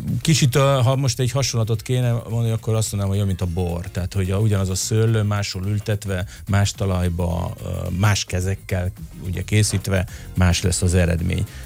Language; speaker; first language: Hungarian; early bilingual, other home language; Italian